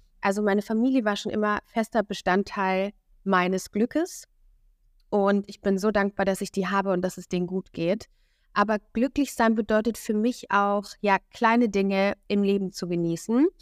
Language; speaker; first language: German; native; German